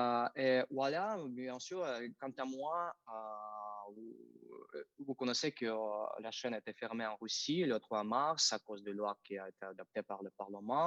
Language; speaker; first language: French; non-native, fluent; Russian